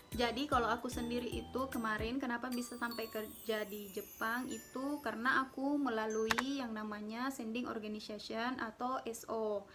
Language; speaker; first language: Indonesian; native; Indonesian